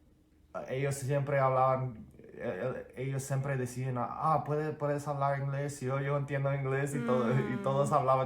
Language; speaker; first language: Spanish; non-native, fluent; English